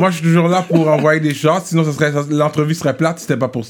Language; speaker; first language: French; native; French